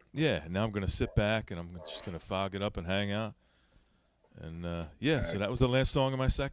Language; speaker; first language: English; native; English